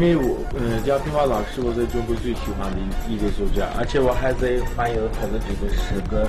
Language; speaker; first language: Chinese; non-native, fluent; Turkish